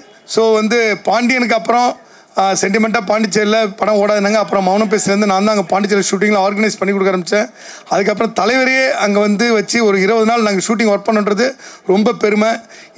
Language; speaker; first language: Tamil; native; Tamil